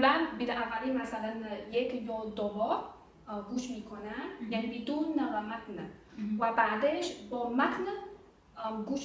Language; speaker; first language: Persian; non-native, learner; Chinese